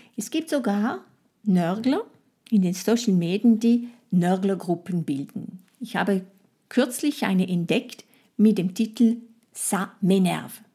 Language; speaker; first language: German; non-native, fluent; French